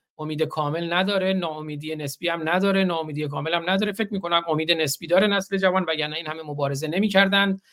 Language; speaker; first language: Persian; non-native, local second language; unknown